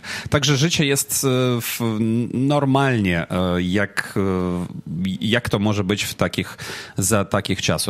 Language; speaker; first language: Polish; non-native, fluent; Ukrainian